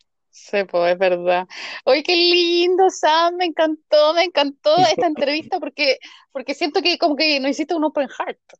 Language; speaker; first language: Spanish; native; Spanish